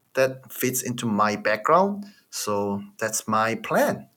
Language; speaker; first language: English; non-native, fluent; Korean